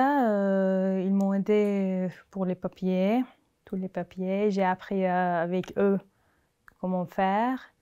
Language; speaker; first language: French; non-native, learner; Turkish